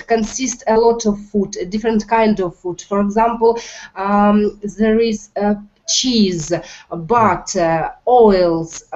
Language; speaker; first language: English; non-native, learner; Russian